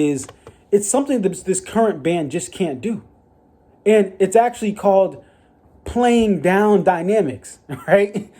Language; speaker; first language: English; native; English